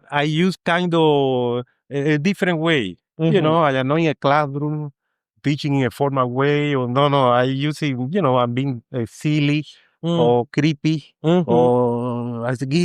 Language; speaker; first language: English; non-native, fluent; Spanish